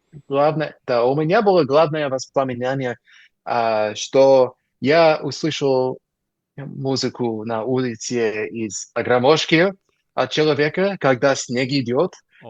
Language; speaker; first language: Russian; non-native, learner; English